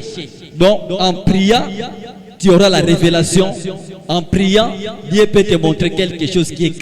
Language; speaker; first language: French; non-native, local second language; Lingala